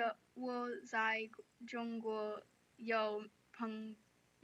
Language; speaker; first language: Chinese; non-native, learner; English